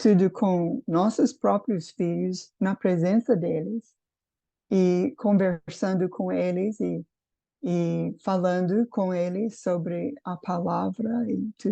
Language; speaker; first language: Portuguese; non-native, fluent; English